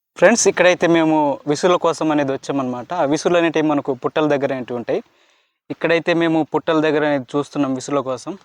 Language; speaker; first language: Telugu; non-native, local second language; Koya